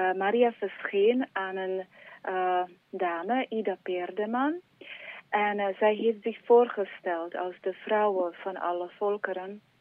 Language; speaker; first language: Dutch; non-native, fluent; Slovak